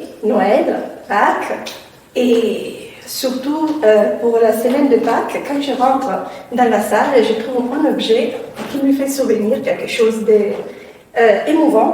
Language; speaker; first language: French; non-native, fluent; Italian